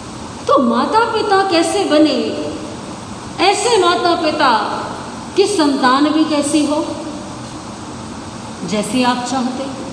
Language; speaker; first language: Hindi; native; Hindi